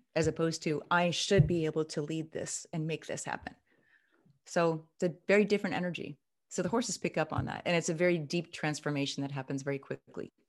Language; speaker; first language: English; native; English